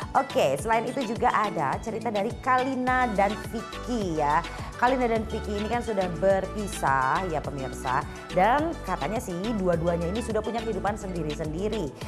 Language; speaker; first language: Indonesian; native; Indonesian